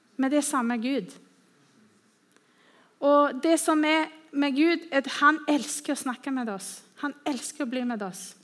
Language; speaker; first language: Norwegian; non-native, fluent; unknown